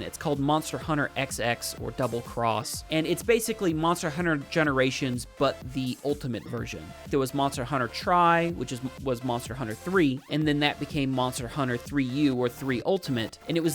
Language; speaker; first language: English; native; English